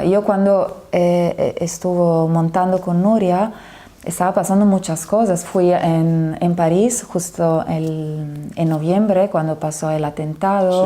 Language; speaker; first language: Spanish; non-native, fluent; Italian